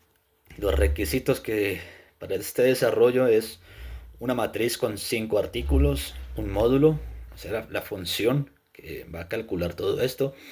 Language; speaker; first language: Spanish; native; Spanish